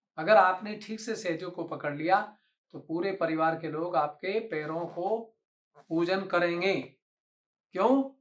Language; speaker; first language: Hindi; native; Hindi